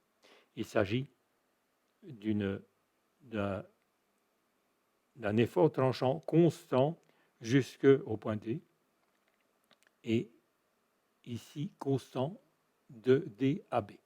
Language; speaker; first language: French; native; French